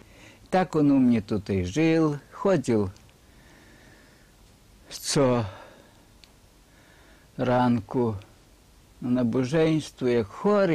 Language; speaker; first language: Polish; early bilingual, heritage; Polish